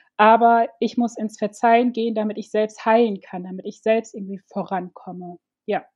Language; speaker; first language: German; early bilingual, other home language; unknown